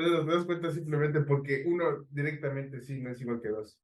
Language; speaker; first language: Spanish; native; Spanish